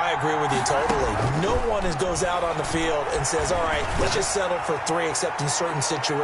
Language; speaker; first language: English; native; English